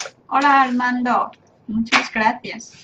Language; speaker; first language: Spanish; non-native, fluent; Chinese